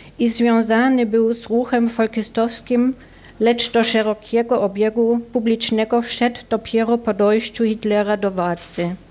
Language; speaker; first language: Polish; non-native, fluent; German